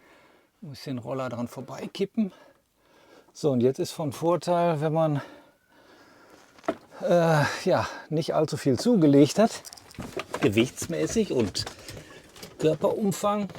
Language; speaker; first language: German; native; German